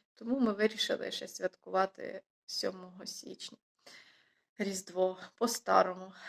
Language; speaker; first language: Ukrainian; non-native, local second language; Russian